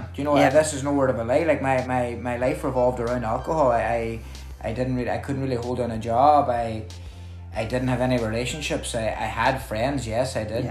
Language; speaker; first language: English; native; English